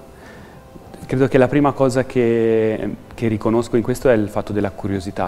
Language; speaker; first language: Italian; native; Italian